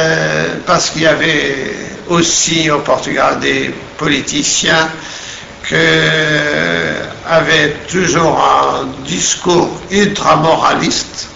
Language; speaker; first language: French; non-native, fluent; Portuguese